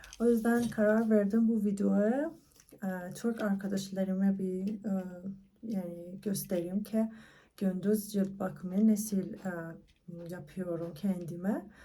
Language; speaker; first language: Turkish; non-native, learner; Persian